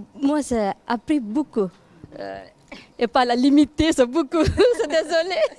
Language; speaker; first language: French; non-native, learner; Tamil